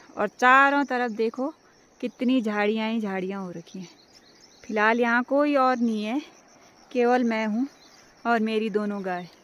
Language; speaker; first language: Hindi; non-native, local second language; Garhwali